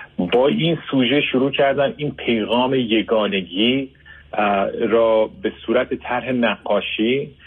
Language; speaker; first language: Persian; early bilingual, heritage; Persian